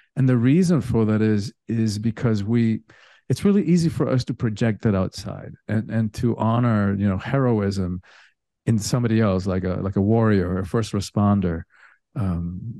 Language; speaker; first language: English; early bilingual, other home language; Spanish